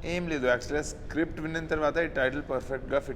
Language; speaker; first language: Telugu; non-native, learner; Hindi